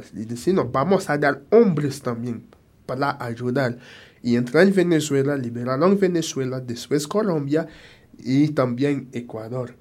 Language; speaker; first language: Spanish; non-native, fluent; Haitian Creole